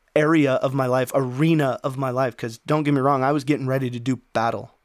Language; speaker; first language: English; native; English